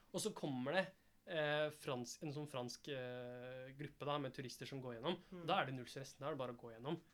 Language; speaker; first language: Norwegian; early bilingual, other home language; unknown